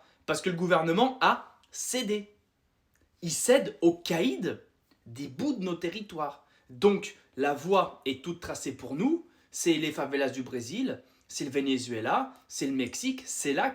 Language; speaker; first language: French; native; French